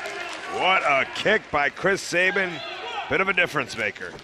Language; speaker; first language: English; native; English